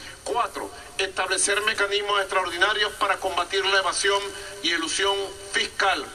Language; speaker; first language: Spanish; native; Spanish